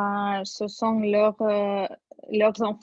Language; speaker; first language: French; non-native, learner; Russian